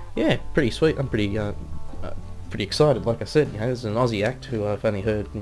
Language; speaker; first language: English; native; English